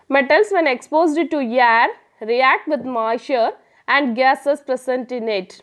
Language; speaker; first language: English; non-native, local second language; Tamil